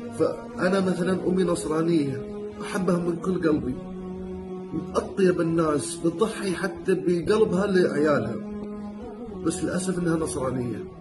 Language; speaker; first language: Arabic; non-native, fluent; Chinese